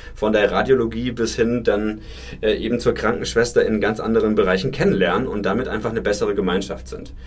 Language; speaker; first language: German; native; German